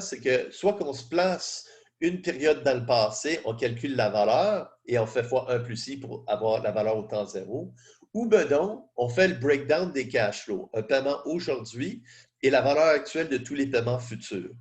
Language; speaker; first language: French; native; French